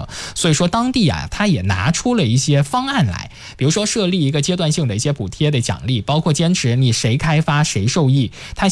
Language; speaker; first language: Chinese; native; Chinese